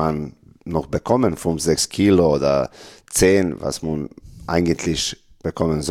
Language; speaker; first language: German; non-native, learner; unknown